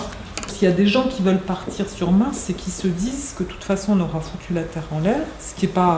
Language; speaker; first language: French; native; French